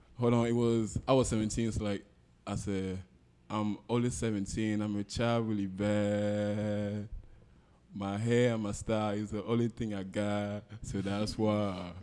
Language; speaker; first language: English; non-native, local second language; French